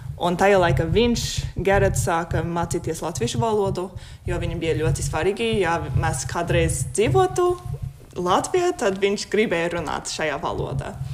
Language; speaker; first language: Latvian; non-native, fluent; English